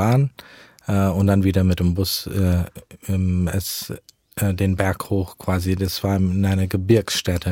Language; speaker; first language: German; early bilingual, heritage; German